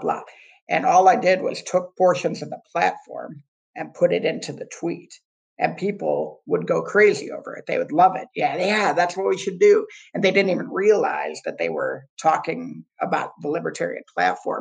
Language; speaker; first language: English; native; English